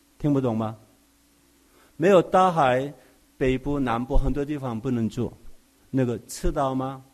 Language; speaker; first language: Chinese; non-native, fluent; Korean